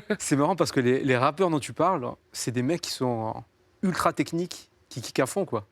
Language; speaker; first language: French; native; French